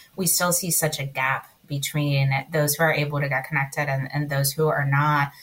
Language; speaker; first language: English; early bilingual, other home language; Spanish